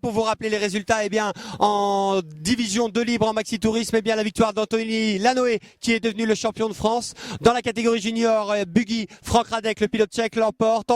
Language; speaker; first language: French; native; French